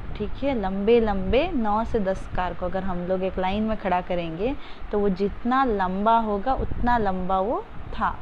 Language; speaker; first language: Hindi; non-native, local second language; Kannada